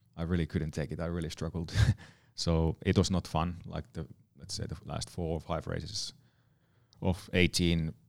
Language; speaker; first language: English; non-native, fluent; Finnish